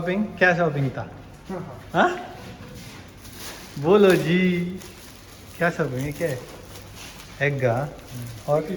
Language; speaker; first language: Hindi; non-native, local second language; Tulu